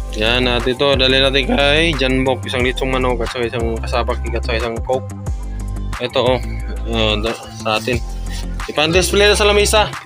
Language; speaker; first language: Filipino; native; Filipino